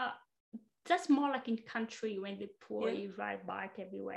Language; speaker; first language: English; non-native, fluent; Vietnamese